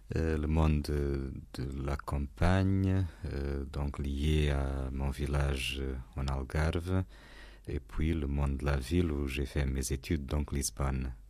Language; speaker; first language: French; non-native, fluent; Portuguese